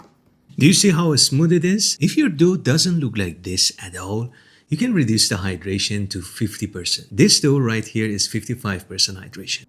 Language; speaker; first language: English; non-native, fluent; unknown